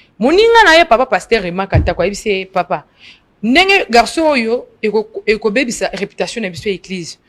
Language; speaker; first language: Lingala; non-native, local second language; Luba-Lulua